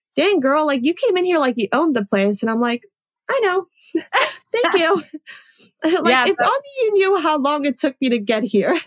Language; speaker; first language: English; early bilingual, other home language; Polish